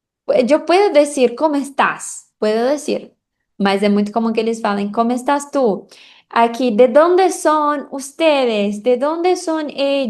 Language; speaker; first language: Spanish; non-native, fluent; Portuguese